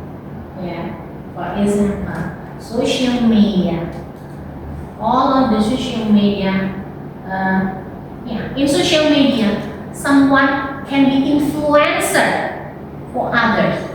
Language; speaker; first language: English; non-native, fluent; Indonesian